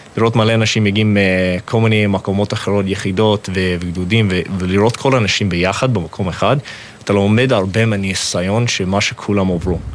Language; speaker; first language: Hebrew; non-native, fluent; English